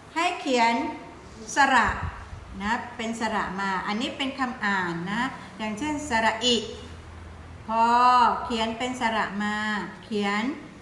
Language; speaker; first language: Thai; non-native, local second language; Pattani Malay